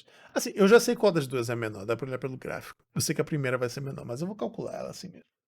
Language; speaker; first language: Portuguese; native; Portuguese